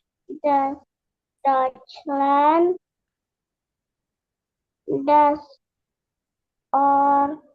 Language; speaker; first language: German; non-native, learner; Indonesian